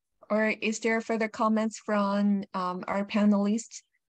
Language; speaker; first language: English; non-native, fluent; Chinese